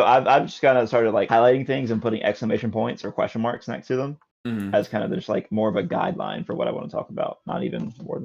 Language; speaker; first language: English; native; English